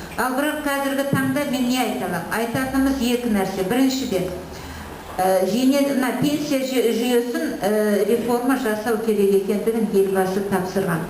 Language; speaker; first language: Kazakh; native; Kazakh